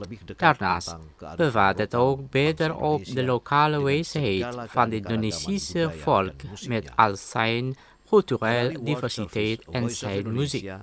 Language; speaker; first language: Dutch; non-native, learner; Indonesian